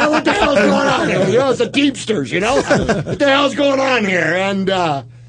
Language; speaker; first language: English; native; English